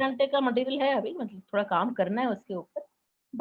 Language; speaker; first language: Hindi; native; Hindi